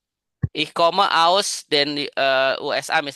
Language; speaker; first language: German; non-native, learner; Indonesian